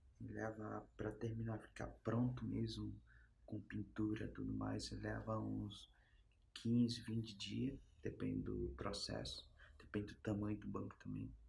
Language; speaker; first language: Portuguese; non-native, local second language; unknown